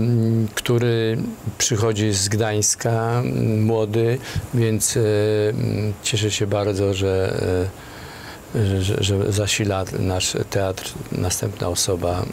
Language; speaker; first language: Polish; native; Polish